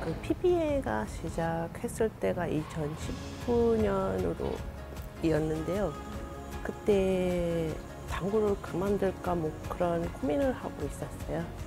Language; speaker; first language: Korean; non-native, fluent; Japanese